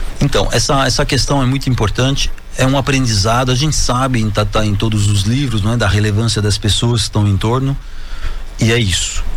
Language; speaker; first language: Portuguese; non-native, fluent; French